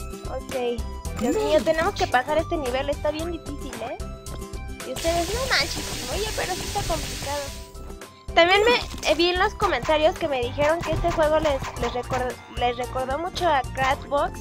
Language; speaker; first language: Spanish; native; Spanish